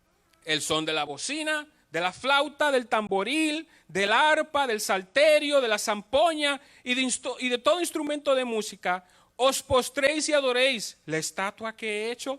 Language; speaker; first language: Spanish; native; Spanish